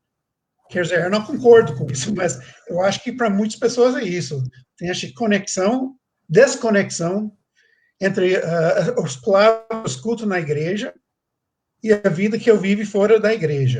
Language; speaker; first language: Portuguese; non-native, fluent; English